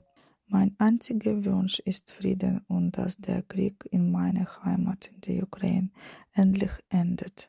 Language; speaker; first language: German; non-native, fluent; Ukrainian